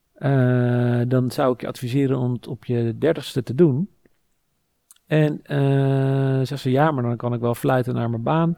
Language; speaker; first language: Dutch; native; Dutch